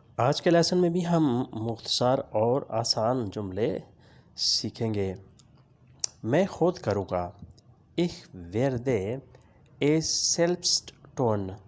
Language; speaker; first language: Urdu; non-native, local second language; Punjabi